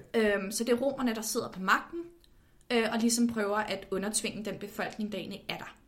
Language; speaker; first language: Danish; native; Danish